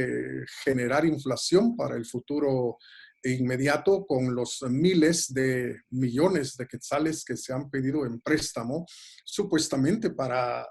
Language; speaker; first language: Spanish; native; Spanish